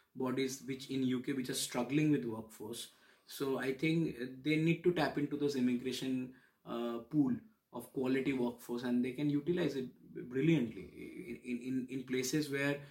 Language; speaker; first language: English; non-native, local second language; Bangla